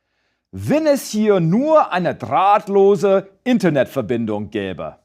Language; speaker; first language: German; non-native, fluent; English